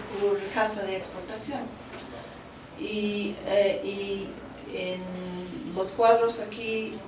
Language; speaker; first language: Spanish; non-native, fluent; English